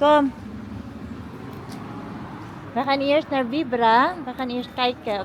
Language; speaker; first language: Dutch; non-native, learner; Filipino